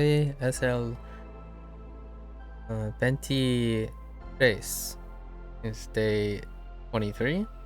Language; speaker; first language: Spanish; non-native, learner; English